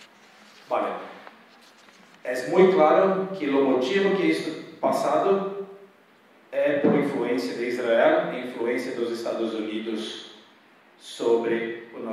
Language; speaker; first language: Spanish; non-native, fluent; Portuguese